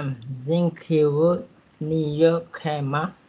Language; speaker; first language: Chinese; non-native, learner; Malay